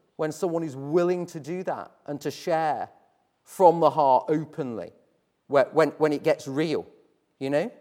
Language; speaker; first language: English; native; English